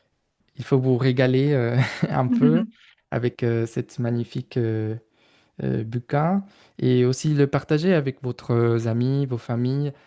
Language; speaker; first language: French; non-native, fluent; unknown